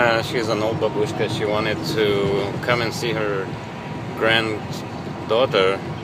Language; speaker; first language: English; non-native, fluent; Russian